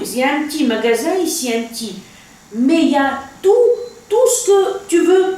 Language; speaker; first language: French; early bilingual, heritage; Russian